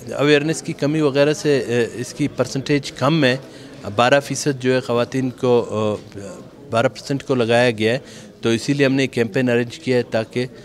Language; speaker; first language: Urdu; non-native, local second language; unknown